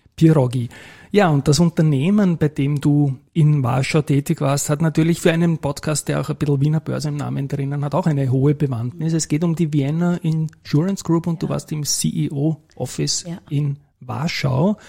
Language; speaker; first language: German; native; German